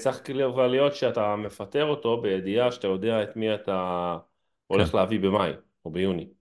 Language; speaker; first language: Hebrew; native; Hebrew